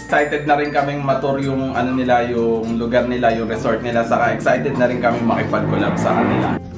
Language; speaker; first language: Filipino; native; Filipino